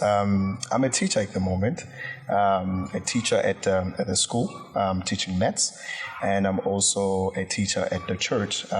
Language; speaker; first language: English; non-native, local second language; Zulu